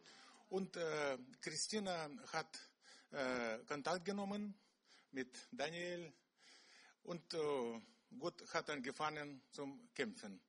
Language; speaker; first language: German; non-native, learner; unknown